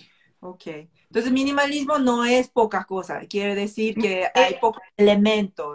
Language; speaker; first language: Spanish; non-native, fluent; Korean